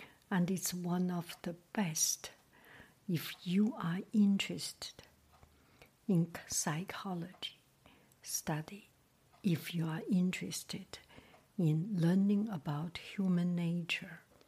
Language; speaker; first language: English; non-native, fluent; Chinese